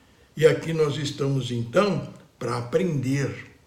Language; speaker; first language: Portuguese; native; Portuguese